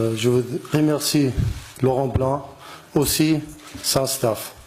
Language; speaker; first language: French; non-native, learner; Arabic